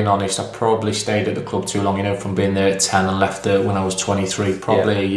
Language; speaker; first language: English; native; English